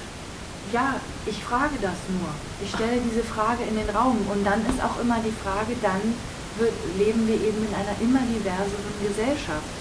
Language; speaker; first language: German; native; German